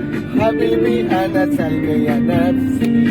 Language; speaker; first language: Arabic; non-native, learner; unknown